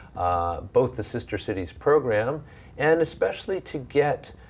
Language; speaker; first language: English; native; English